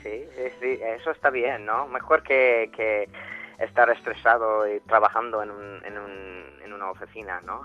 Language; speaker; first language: Spanish; non-native, fluent; English